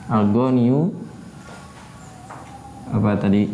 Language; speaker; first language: Arabic; non-native, learner; Indonesian